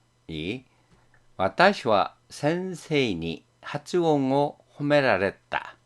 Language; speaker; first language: Japanese; non-native, fluent; Korean